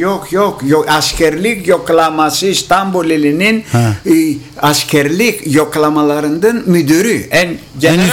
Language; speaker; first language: Turkish; non-native, local second language; Greek